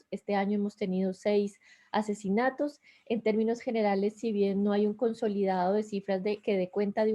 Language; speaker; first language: Spanish; native; Spanish